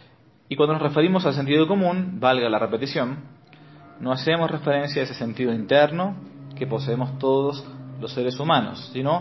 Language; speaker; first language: Spanish; native; Spanish